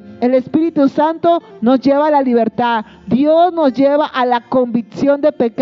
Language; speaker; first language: Spanish; native; Spanish